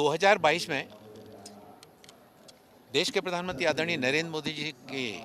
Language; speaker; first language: Hindi; native; Hindi